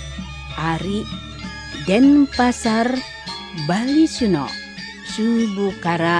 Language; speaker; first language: Japanese; non-native, learner; Indonesian